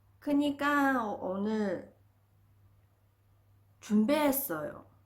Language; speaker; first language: Korean; non-native, learner; Chinese